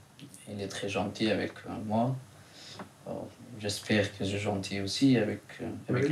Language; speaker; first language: French; non-native, learner; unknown